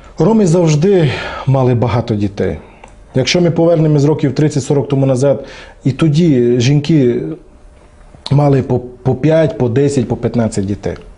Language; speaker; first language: Ukrainian; non-native, local second language; Romany